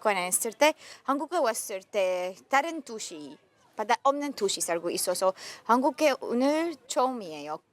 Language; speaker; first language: Korean; non-native, learner; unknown